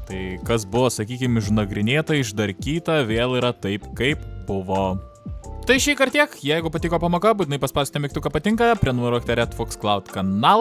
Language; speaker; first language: Lithuanian; native; Lithuanian